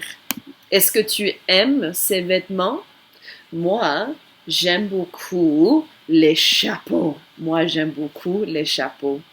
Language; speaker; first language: French; non-native, fluent; English